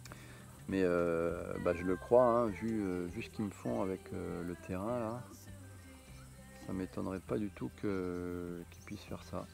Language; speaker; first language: French; native; French